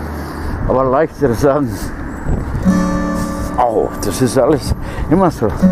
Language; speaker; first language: German; non-native, fluent; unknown